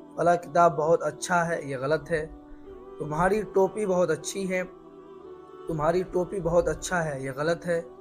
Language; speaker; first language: Urdu; native; Urdu